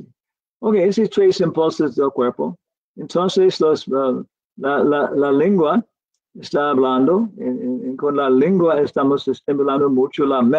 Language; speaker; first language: Spanish; non-native, learner; English